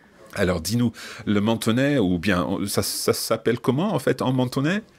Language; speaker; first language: French; non-native, fluent; English